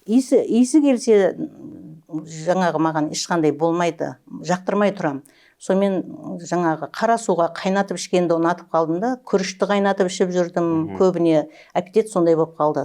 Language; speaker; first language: Kazakh; native; Kazakh